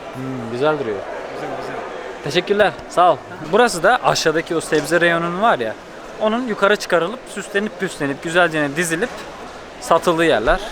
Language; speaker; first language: Turkish; native; Turkish